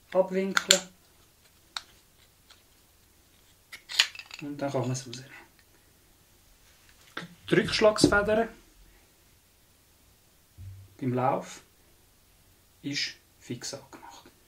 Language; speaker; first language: German; non-native, local second language; Swiss German